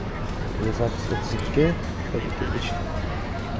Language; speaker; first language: Chinese; non-native, learner; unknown